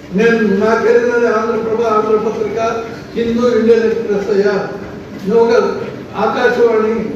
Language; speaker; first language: Telugu; native; Telugu